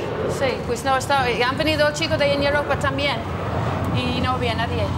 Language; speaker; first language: Spanish; non-native, fluent; English